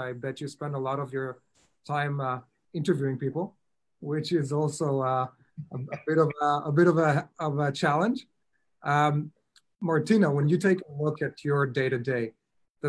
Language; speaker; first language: English; non-native, fluent; Hebrew